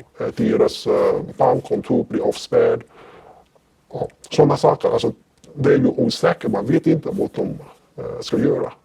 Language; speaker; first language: Swedish; non-native, fluent; Cantonese